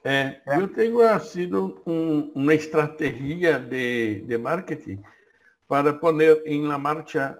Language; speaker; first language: Spanish; non-native, learner; Portuguese